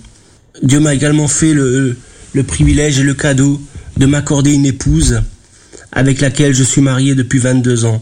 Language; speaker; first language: French; early bilingual, other home language; Portuguese